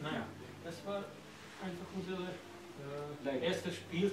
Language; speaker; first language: German; non-native, fluent; Slovak